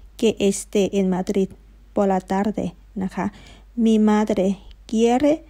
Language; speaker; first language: Spanish; non-native, fluent; Thai